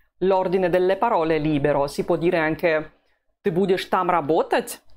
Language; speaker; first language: Italian; non-native, fluent; Russian